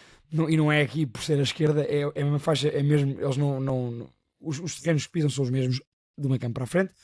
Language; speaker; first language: Portuguese; native; Portuguese